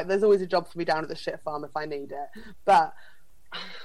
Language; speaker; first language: English; native; English